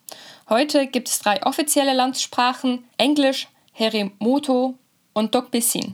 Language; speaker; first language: German; native; German